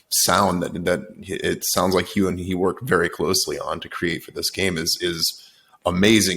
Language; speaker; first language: English; native; English